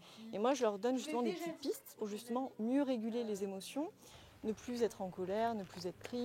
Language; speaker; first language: French; native; French